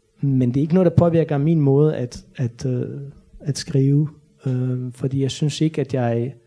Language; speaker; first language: Danish; non-native, fluent; Bosnian